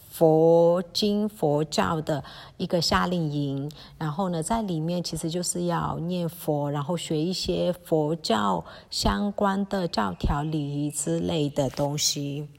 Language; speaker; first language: Chinese; early bilingual, heritage; Chinese